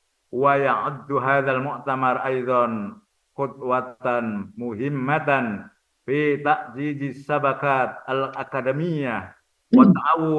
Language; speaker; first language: Arabic; non-native, fluent; Indonesian